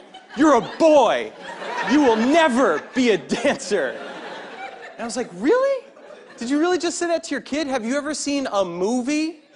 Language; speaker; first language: English; native; English